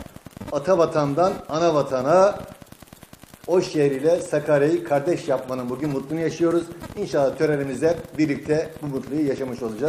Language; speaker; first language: Turkish; native; Turkish